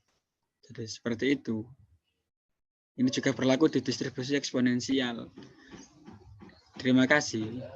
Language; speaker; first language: Indonesian; native; Indonesian